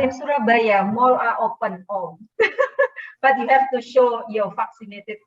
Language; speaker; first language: English; non-native, fluent; Indonesian